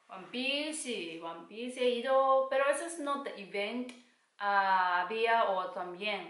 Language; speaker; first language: Spanish; non-native, learner; Japanese